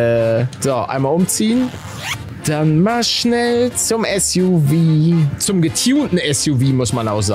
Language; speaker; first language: German; native; German